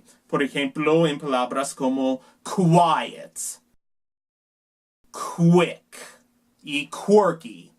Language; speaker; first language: Spanish; non-native, learner; English